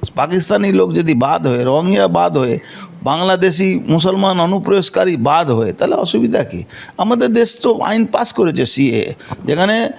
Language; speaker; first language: Bangla; non-native, local second language; Hindi